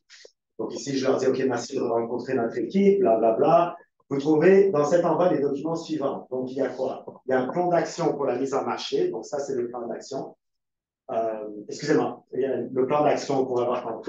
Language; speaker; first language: French; native; French